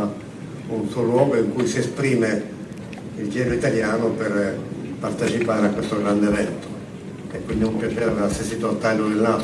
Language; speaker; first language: Italian; native; Italian